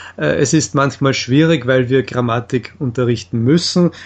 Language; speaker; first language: German; native; German